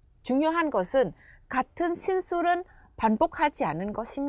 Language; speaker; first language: Korean; non-native, fluent; Vietnamese